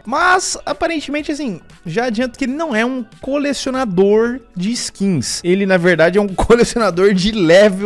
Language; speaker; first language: Portuguese; native; Portuguese